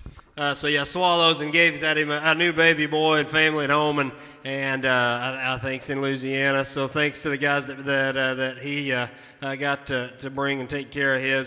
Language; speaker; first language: English; native; English